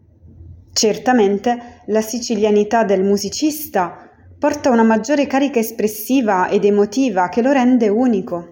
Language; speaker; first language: Italian; native; Italian